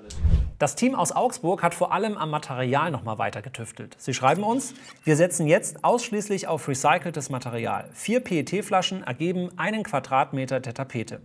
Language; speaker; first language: German; native; German